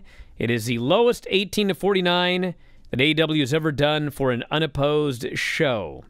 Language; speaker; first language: English; native; English